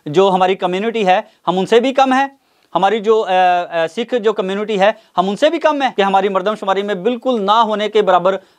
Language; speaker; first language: Urdu; non-native, local second language; Punjabi